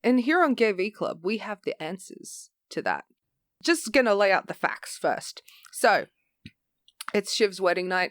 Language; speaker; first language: English; native; English